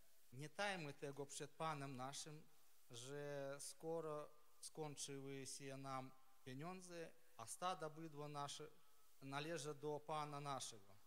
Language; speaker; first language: Polish; non-native, learner; Ukrainian